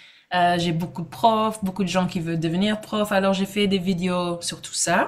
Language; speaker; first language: French; non-native, fluent; English